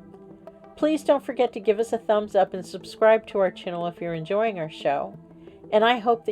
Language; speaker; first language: English; native; English